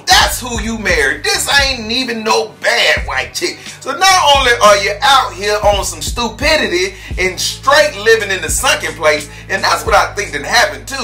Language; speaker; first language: English; native; English